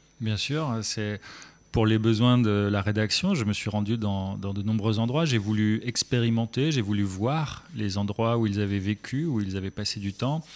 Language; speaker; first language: French; early bilingual, other home language; German